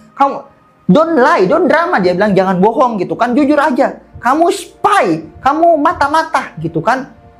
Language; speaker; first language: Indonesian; native; Indonesian